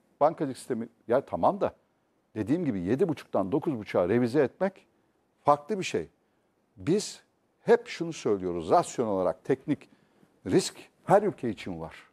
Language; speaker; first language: Turkish; native; Turkish